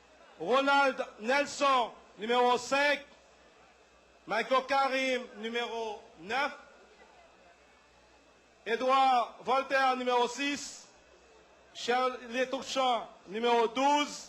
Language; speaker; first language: French; non-native, local second language; Haitian Creole